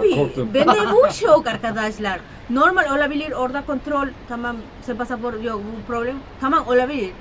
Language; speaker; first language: Turkish; non-native, learner; Spanish